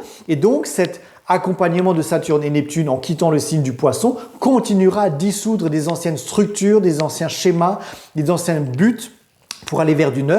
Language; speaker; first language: French; native; French